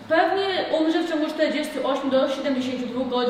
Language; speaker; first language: Polish; native; Polish